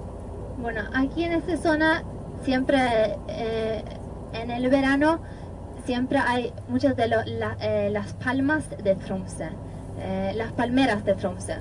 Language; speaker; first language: Spanish; non-native, fluent; Norwegian